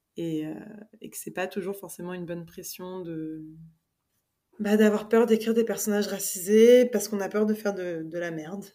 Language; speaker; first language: French; native; French